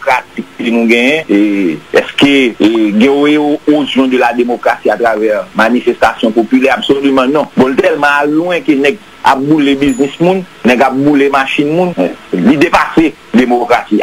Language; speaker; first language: French; non-native, local second language; Haitian Creole